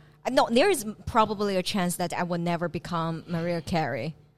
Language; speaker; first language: English; non-native, fluent; Chinese